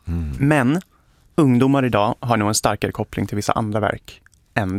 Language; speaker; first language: Swedish; native; Swedish